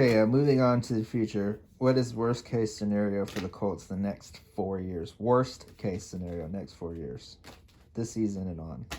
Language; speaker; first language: English; native; English